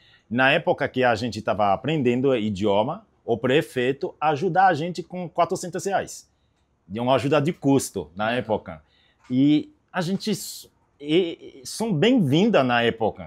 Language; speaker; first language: Portuguese; non-native, learner; Haitian Creole